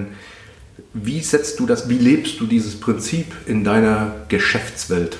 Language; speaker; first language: German; native; German